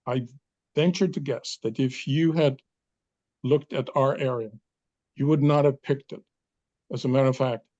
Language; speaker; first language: English; non-native, fluent; Danish